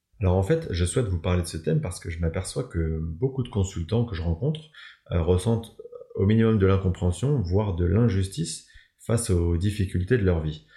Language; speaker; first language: French; native; French